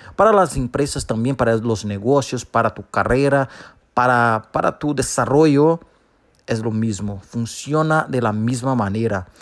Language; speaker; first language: Spanish; non-native, fluent; Portuguese